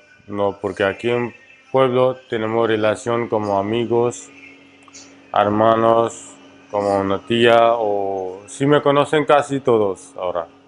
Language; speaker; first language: Spanish; non-native, fluent; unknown